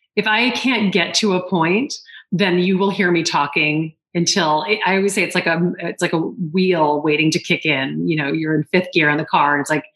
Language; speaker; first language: English; native; English